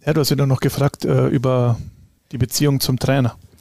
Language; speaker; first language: German; native; German